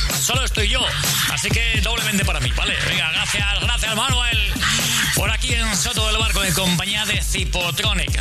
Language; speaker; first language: Spanish; native; Spanish